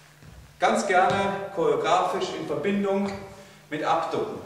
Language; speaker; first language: German; native; German